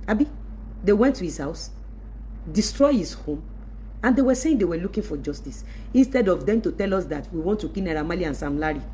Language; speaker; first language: English; non-native, local second language; Yoruba